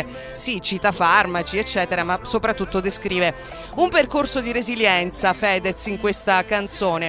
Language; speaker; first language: Italian; native; Italian